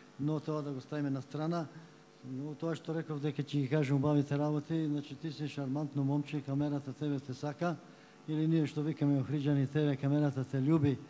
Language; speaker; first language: Macedonian; native; Macedonian